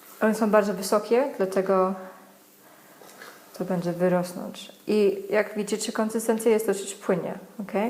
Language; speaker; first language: Polish; non-native, learner; English